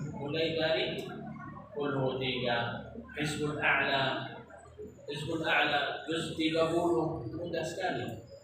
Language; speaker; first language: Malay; non-native, learner; Arabic